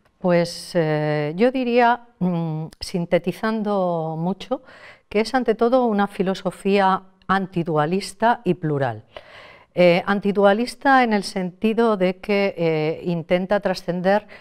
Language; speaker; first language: Spanish; native; Spanish